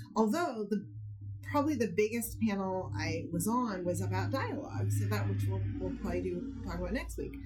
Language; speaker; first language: English; native; English